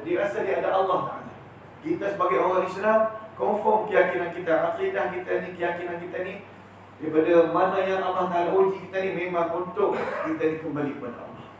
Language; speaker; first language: Malay; early bilingual, heritage; Malay